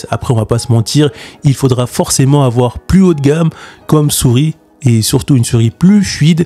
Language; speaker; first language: French; native; French